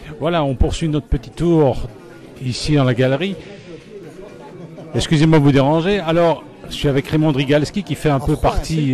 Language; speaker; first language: French; native; French